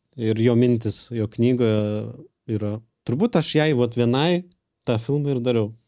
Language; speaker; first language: Lithuanian; non-native, local second language; Russian